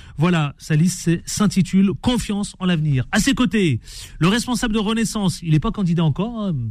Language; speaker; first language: French; native; French